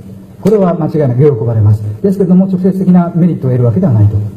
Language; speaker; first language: Japanese; native; Japanese